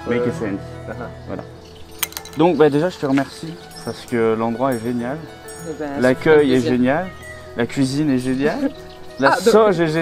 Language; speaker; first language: French; native; French